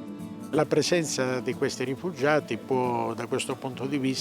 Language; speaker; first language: Italian; native; Italian